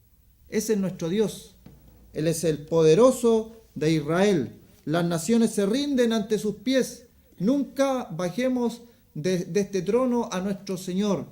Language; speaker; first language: Spanish; native; Spanish